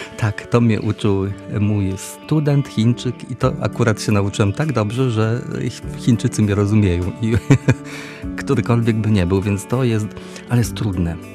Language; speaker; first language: Polish; native; Polish